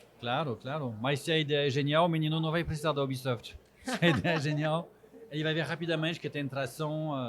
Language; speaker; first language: Portuguese; non-native, fluent; French